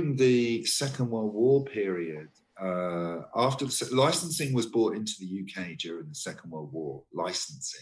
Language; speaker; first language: English; native; English